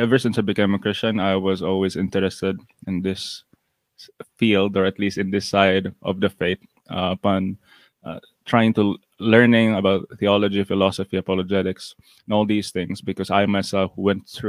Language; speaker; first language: English; non-native, local second language; Cebuano